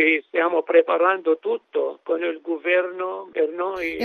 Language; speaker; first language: Italian; non-native, fluent; Arabic